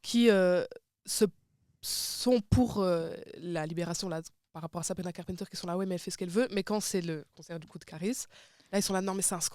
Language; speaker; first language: French; native; French